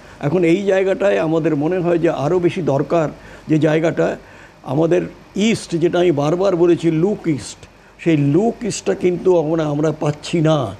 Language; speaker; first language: Bangla; native; Bangla